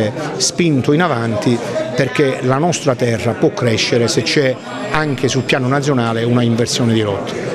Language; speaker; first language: Italian; native; Italian